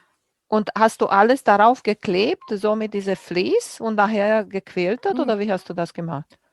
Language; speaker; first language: German; non-native, fluent; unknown